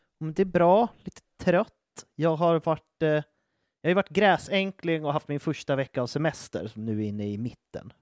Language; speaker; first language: Swedish; native; Swedish